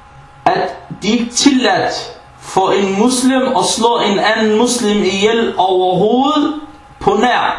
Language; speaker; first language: Danish; early bilingual, other home language; Arabic